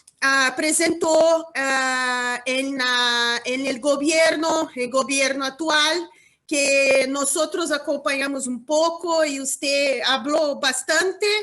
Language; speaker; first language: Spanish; non-native, learner; Portuguese